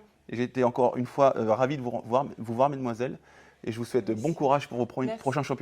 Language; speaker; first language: French; native; French